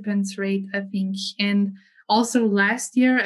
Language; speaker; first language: English; non-native, fluent; German